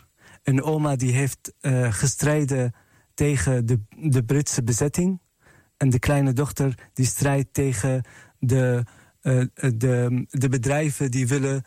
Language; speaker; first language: Dutch; non-native, fluent; Arabic